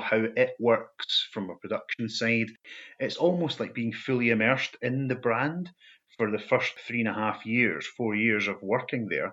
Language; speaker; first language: English; native; English